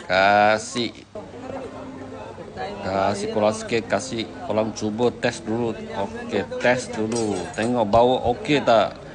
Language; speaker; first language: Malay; non-native, local second language; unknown